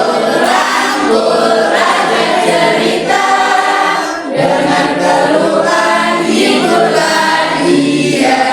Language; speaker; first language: Indonesian; native; Indonesian